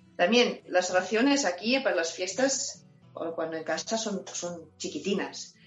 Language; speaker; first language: Spanish; non-native, fluent; German